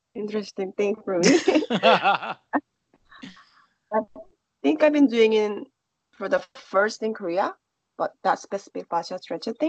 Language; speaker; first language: English; non-native, learner; Korean